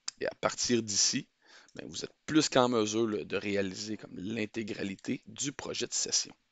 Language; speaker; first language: French; native; French